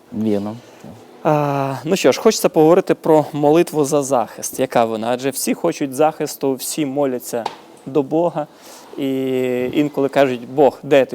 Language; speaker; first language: Ukrainian; native; Ukrainian